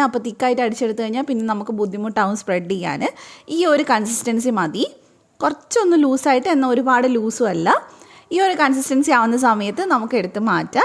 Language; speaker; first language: Malayalam; native; Malayalam